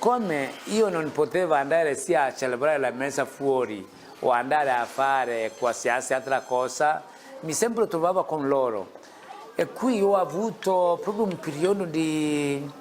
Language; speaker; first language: Italian; non-native, fluent; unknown